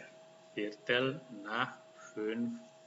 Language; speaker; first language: German; non-native, learner; Indonesian